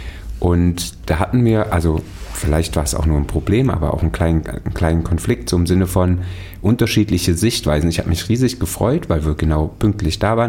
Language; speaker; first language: German; native; German